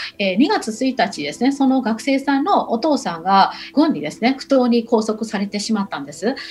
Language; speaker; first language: Japanese; non-native, fluent; Burmese